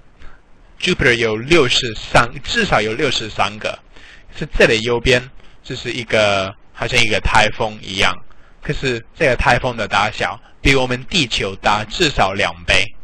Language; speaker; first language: Chinese; non-native, fluent; English